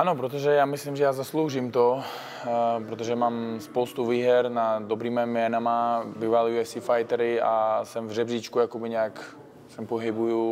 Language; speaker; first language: Czech; non-native, fluent; Uzbek